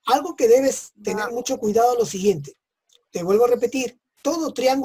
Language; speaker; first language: Spanish; native; Spanish